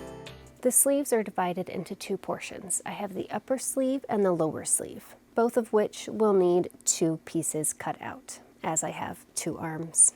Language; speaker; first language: English; native; English